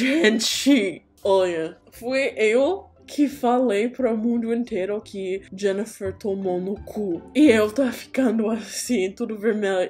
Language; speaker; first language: Portuguese; non-native, learner; English